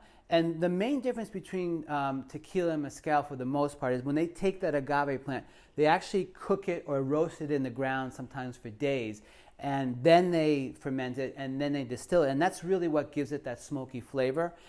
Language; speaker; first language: English; native; English